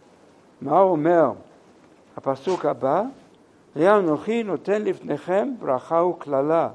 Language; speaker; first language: Hebrew; non-native, fluent; English